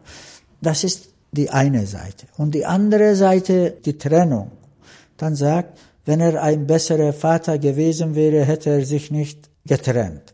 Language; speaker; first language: German; non-native, fluent; Turkish